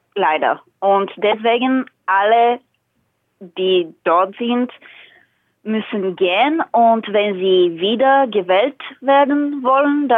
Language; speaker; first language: German; non-native, fluent; Bulgarian